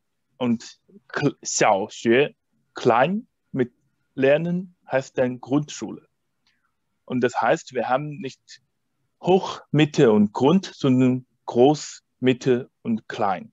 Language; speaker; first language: German; non-native, fluent; Chinese